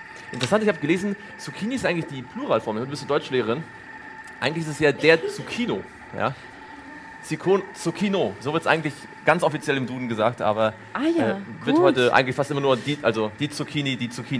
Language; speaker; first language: German; native; German